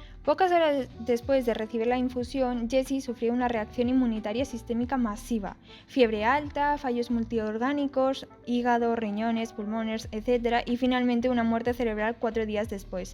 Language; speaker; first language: Spanish; native; Spanish